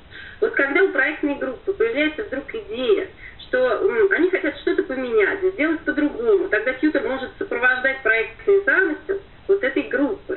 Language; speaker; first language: Russian; native; Russian